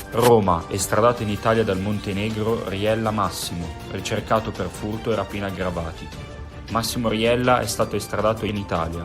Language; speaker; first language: Italian; native; Italian